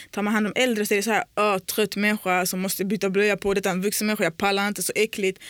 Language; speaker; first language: Swedish; early bilingual, other home language; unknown